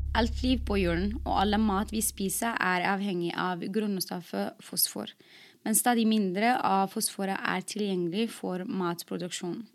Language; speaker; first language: Norwegian; non-native, fluent; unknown